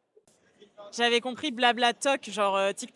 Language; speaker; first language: French; native; French